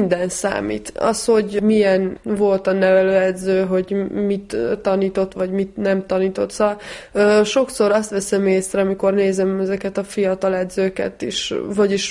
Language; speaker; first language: Hungarian; early bilingual, heritage; Hungarian